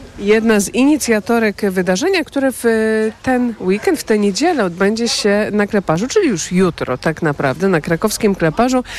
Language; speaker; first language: Polish; native; Polish